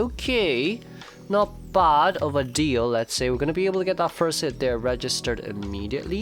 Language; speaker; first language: English; non-native, fluent; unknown